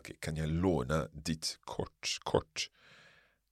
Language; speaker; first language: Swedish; non-native, learner; English